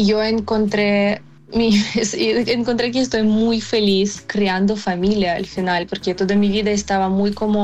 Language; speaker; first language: Spanish; non-native, fluent; Ukrainian